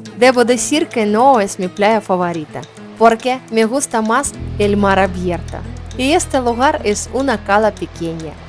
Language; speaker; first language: Spanish; non-native, learner; Ukrainian